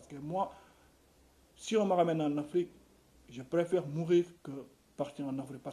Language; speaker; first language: French; non-native, local second language; Wolof